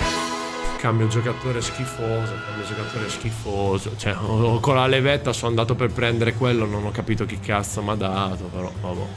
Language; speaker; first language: Italian; native; Italian